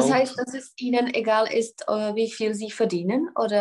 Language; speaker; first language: German; non-native, learner; Czech